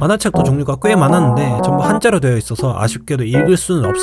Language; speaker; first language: Korean; native; Korean